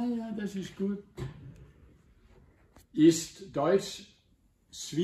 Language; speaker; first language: German; non-native, fluent; Danish